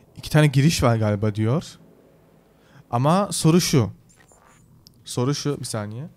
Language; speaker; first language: Turkish; early bilingual, heritage; Turkish